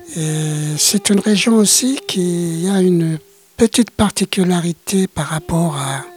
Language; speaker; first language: French; non-native, local second language; Kabyle